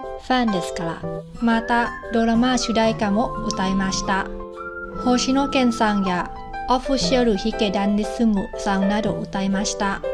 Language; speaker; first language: Japanese; non-native, fluent; Thai